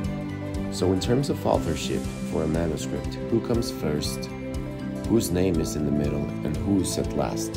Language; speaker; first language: English; non-native, fluent; Spanish